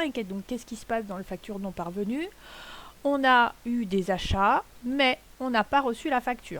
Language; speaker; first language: French; native; French